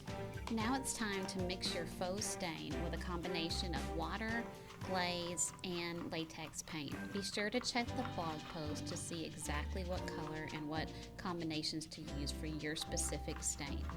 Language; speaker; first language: English; native; English